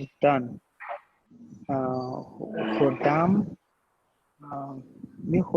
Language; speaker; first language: Persian; non-native, learner; Urdu